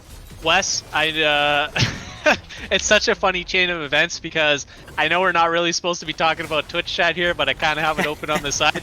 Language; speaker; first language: English; native; English